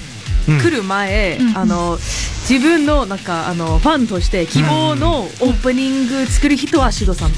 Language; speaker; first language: Japanese; non-native, learner; English